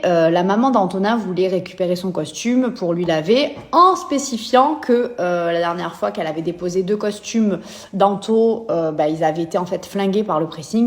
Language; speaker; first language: French; native; French